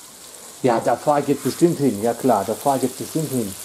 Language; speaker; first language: German; native; German